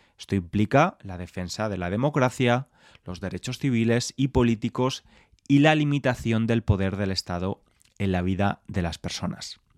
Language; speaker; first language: Spanish; native; Spanish